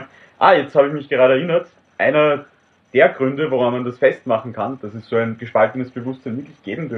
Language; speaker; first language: German; native; German